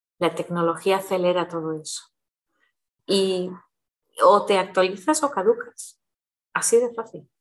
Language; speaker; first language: Spanish; early bilingual, heritage; Spanish